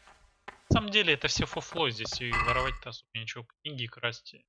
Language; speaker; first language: Russian; native; Russian